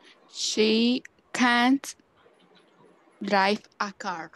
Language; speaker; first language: English; non-native, learner; Spanish